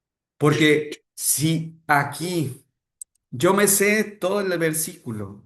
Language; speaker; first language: Spanish; native; Spanish